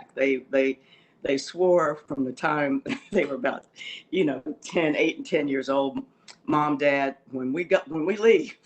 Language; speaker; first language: English; native; English